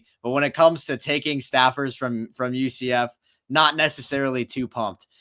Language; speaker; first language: English; native; English